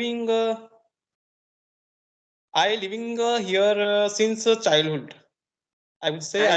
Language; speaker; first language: English; non-native, learner; Marathi